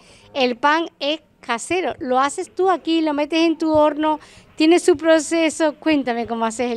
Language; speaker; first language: Spanish; native; Spanish